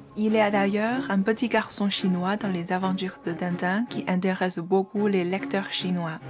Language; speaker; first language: French; non-native, fluent; Chinese